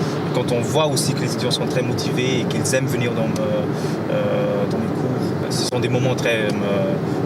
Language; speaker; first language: French; non-native, local second language; Luxembourgish